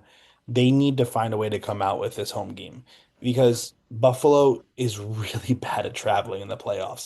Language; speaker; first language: English; native; English